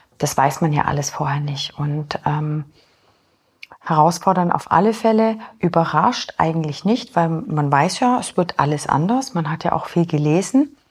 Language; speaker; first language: German; early bilingual, other home language; Polish